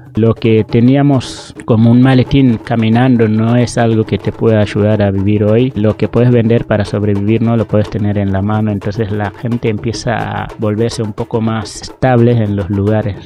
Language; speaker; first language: Spanish; non-native, fluent; Wolof